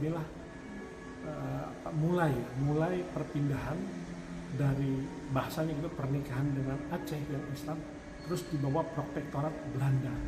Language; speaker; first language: Indonesian; native; Indonesian